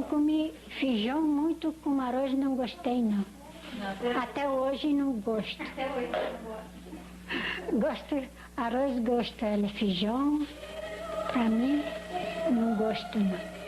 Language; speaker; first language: Portuguese; non-native, learner; Polish